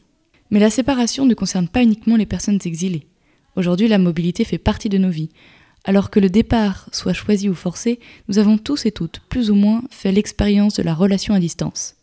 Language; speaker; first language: French; native; French